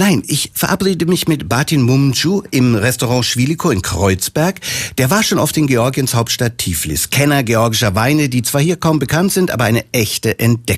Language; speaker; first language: German; native; German